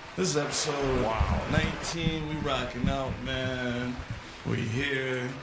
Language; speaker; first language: English; native; English